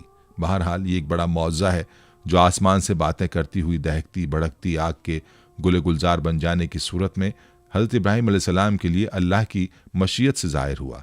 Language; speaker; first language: Urdu; native; Urdu